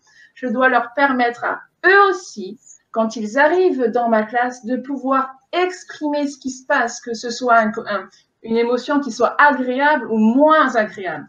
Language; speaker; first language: French; native; French